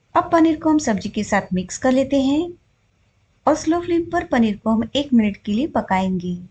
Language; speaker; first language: Hindi; native; Hindi